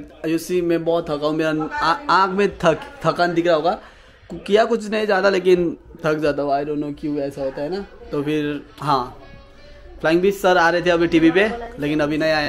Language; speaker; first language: Hindi; non-native, local second language; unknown